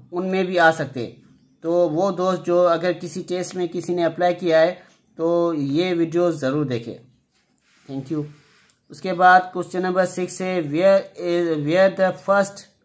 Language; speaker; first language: Urdu; non-native, local second language; Sindhi